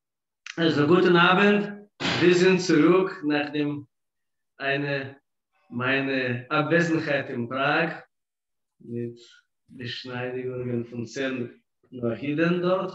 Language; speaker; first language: German; non-native, fluent; Russian